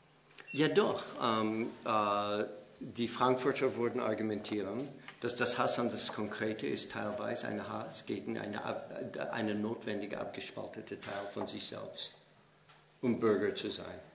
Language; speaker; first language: German; non-native, fluent; English